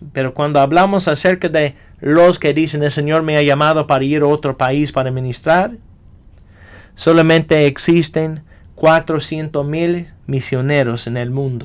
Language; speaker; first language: Spanish; non-native, fluent; English